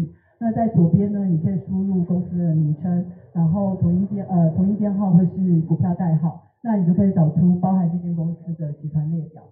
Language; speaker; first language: Chinese; native; Chinese